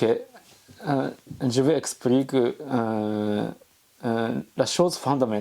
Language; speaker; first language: French; non-native, learner; Japanese